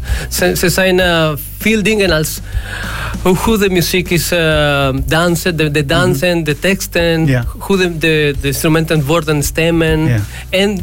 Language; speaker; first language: Dutch; non-native, learner; Spanish